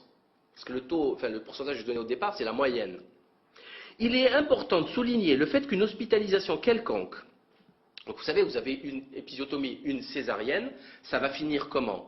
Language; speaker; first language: French; native; French